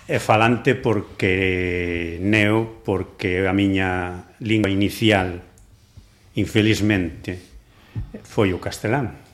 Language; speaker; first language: Galician; non-native, local second language; Spanish